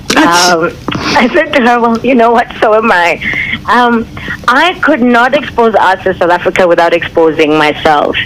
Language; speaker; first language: English; non-native, local second language; Zulu